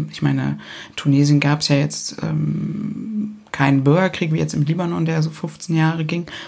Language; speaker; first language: German; native; German